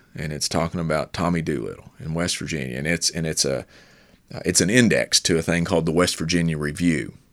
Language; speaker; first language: English; native; English